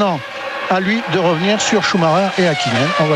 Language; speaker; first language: French; native; French